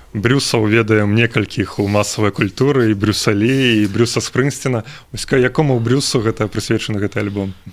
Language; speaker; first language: Belarusian; non-native, local second language; Russian